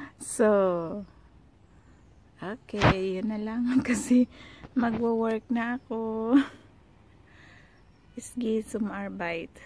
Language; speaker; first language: Filipino; non-native, local second language; Cebuano